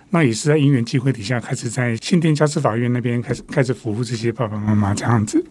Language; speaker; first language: Chinese; non-native, local second language; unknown